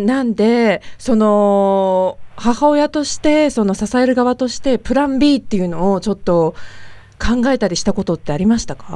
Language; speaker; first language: Japanese; native; Japanese